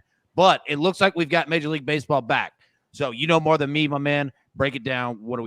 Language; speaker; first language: English; native; English